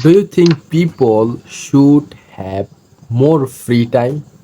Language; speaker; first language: English; non-native, fluent; Bangla